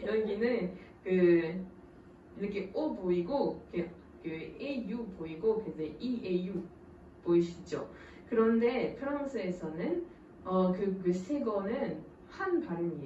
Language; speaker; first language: Korean; non-native, fluent; French